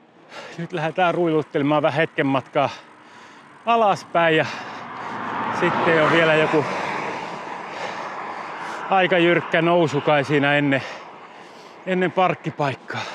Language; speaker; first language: Finnish; native; Finnish